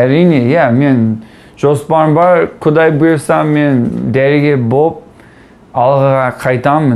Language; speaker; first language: Kazakh; non-native, learner; English